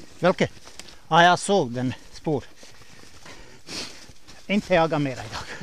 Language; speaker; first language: Swedish; non-native, learner; Bosnian